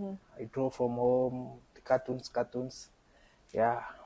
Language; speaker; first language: English; non-native, learner; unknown